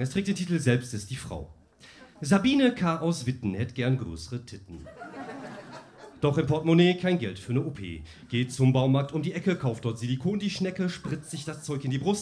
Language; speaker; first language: German; native; German